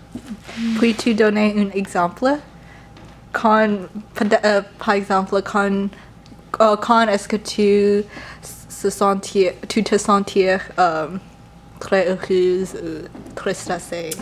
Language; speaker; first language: French; non-native, learner; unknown